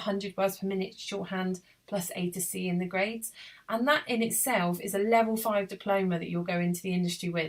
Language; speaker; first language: English; native; English